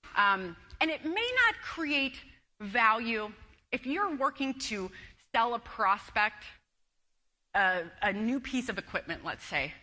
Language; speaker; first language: English; native; English